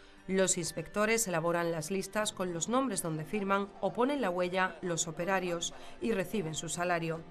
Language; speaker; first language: Spanish; native; Spanish